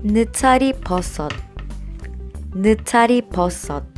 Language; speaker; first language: Korean; non-native, fluent; Spanish